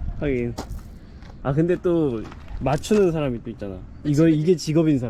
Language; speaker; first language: Korean; native; Korean